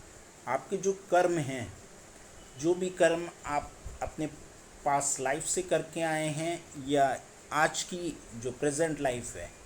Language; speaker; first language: Hindi; native; Hindi